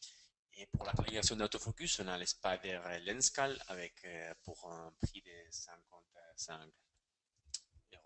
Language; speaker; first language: French; non-native, fluent; Spanish